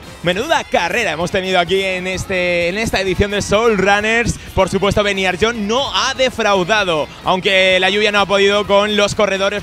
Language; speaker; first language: Spanish; native; Spanish